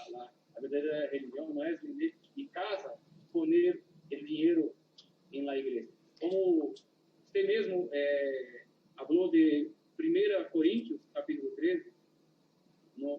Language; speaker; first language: Spanish; non-native, learner; Portuguese